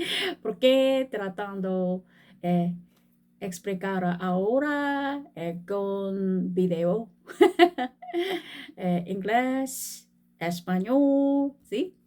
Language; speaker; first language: Spanish; non-native, learner; Korean